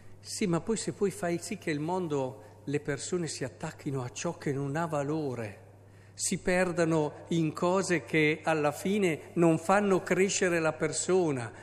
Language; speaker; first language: Italian; native; Italian